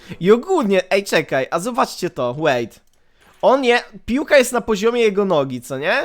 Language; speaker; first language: Polish; native; Polish